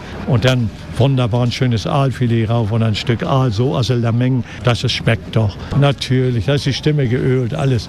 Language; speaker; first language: German; native; German